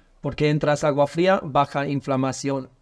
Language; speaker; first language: Spanish; non-native, learner; English